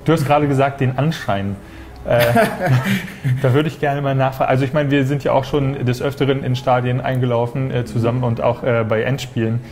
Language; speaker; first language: German; native; German